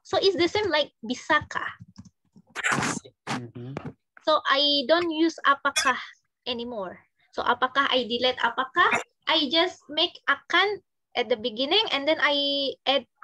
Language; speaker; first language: English; non-native, fluent; Indonesian